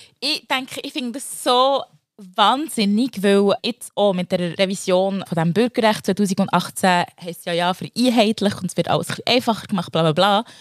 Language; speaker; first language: German; early bilingual, other home language; Lingala